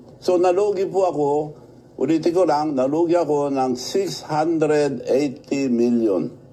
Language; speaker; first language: Filipino; non-native, local second language; Iloko